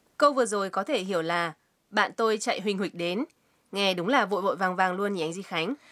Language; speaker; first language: Vietnamese; native; Vietnamese